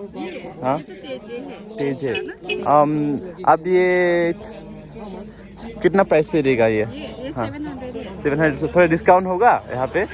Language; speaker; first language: Hindi; non-native, local second language; Karbi